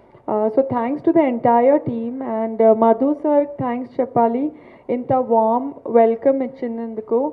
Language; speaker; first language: Telugu; non-native, local second language; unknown